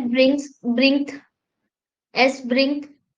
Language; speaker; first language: German; non-native, learner; Hindi